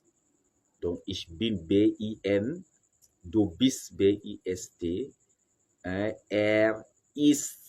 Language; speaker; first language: German; non-native, fluent; French